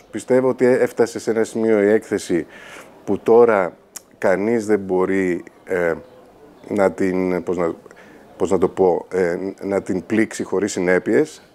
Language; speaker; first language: Greek; native; Greek